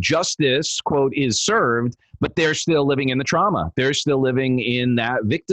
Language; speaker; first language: English; native; English